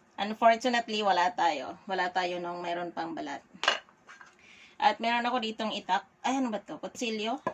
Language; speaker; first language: Filipino; non-native, local second language; Bikol